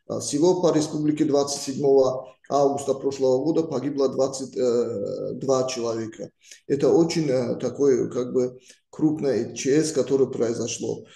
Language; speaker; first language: Russian; non-native, local second language; Tajik